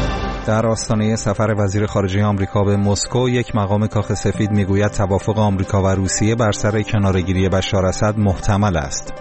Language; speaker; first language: Persian; native; Persian